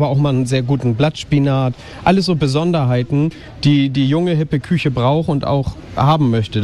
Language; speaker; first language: German; native; German